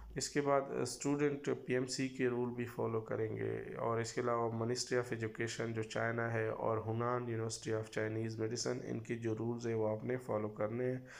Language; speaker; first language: Urdu; non-native, local second language; Pashto